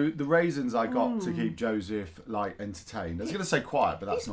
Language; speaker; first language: English; native; English